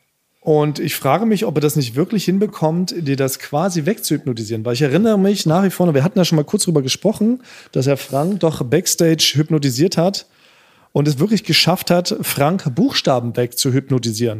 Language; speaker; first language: German; native; German